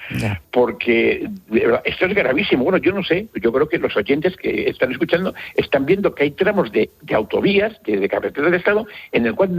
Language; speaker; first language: Spanish; native; Spanish